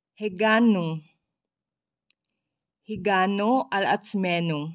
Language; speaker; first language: Hebrew; non-native, learner; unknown